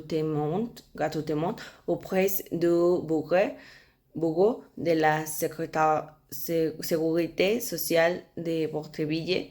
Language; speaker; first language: French; non-native, learner; Spanish